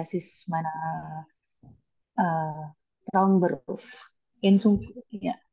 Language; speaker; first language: German; non-native, learner; Indonesian